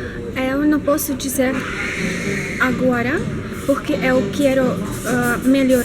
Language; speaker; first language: Portuguese; non-native, learner; Russian